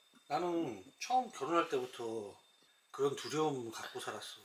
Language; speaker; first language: Korean; native; Korean